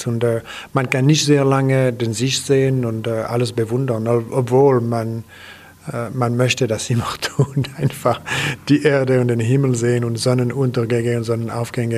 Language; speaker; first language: German; non-native, local second language; French